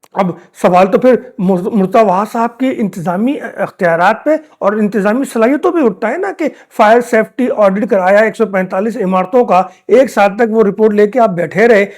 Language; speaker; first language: Urdu; native; Urdu